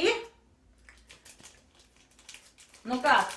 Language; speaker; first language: Russian; native; Russian